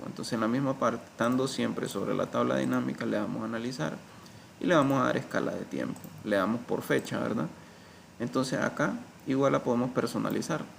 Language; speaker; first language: Spanish; native; Spanish